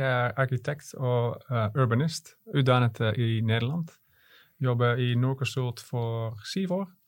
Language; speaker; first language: Norwegian; non-native, fluent; Dutch